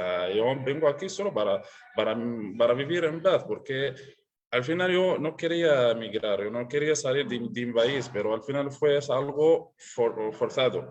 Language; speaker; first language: Spanish; non-native, learner; Arabic